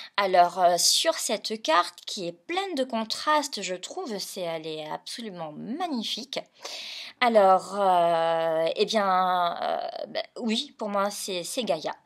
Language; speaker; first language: French; native; French